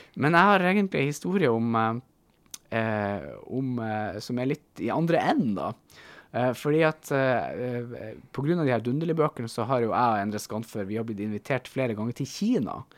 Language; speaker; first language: Norwegian; native; Norwegian